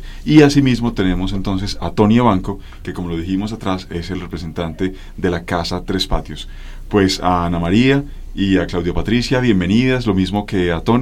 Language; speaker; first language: Spanish; native; Spanish